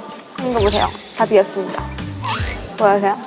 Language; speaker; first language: Korean; native; Korean